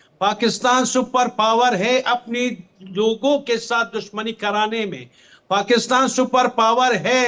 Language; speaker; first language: Hindi; non-native, fluent; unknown